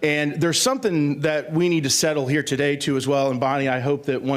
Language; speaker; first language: English; native; English